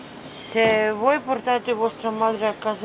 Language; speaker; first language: Italian; non-native, learner; Bulgarian